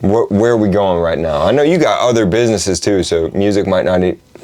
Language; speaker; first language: English; native; English